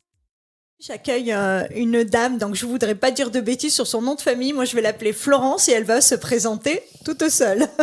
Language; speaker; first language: French; native; French